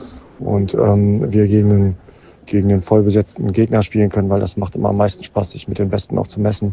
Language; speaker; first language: German; native; German